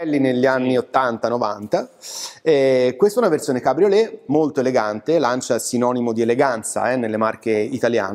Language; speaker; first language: Italian; native; Italian